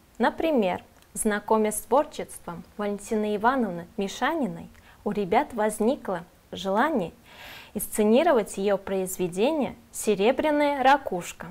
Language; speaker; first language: Russian; non-native, local second language; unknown